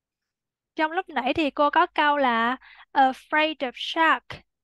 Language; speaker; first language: Vietnamese; native; Vietnamese